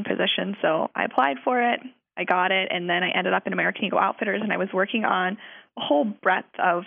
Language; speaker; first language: English; native; English